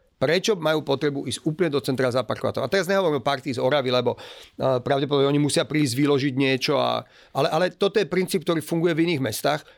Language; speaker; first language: Slovak; native; Slovak